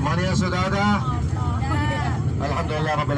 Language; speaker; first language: Indonesian; non-native, learner; Arabic